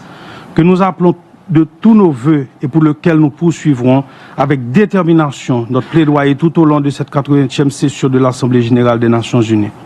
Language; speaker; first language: French; non-native, local second language; Haitian Creole